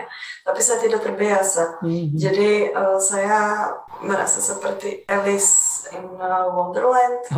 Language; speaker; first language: Indonesian; non-native, fluent; Czech